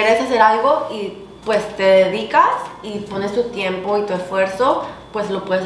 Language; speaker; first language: Spanish; early bilingual, heritage; Korean